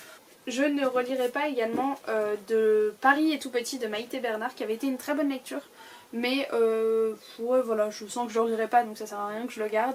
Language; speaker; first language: French; native; French